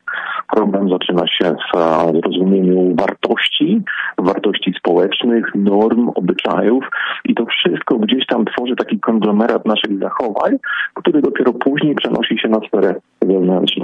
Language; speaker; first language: Polish; native; Polish